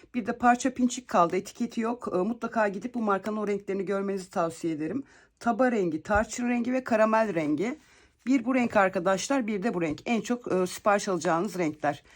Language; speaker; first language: Turkish; native; Turkish